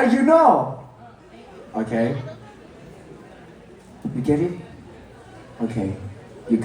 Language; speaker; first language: English; non-native, learner; Thai